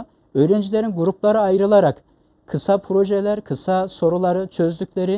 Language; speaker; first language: Turkish; native; Turkish